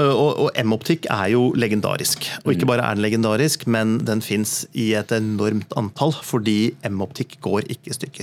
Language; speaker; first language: Norwegian; native; Norwegian